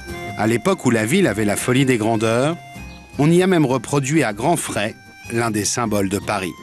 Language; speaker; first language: French; native; French